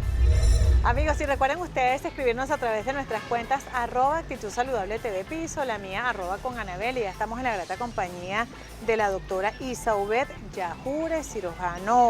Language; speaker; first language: Spanish; native; Spanish